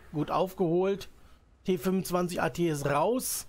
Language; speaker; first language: German; native; German